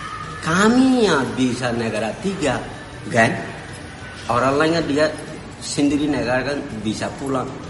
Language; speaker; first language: Indonesian; non-native, learner; Rohingya